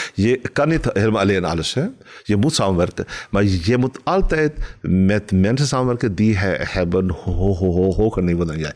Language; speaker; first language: Dutch; non-native, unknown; Urdu